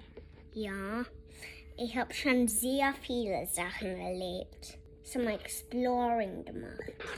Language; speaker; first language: German; early bilingual, heritage; German